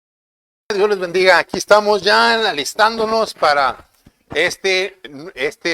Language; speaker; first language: Spanish; native; Spanish